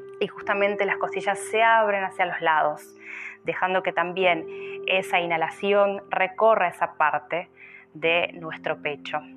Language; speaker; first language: Spanish; native; Spanish